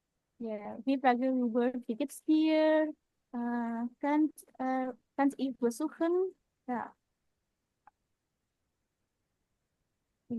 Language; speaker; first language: German; non-native, learner; Indonesian